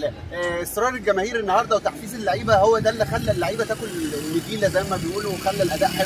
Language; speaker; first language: Arabic; native; Arabic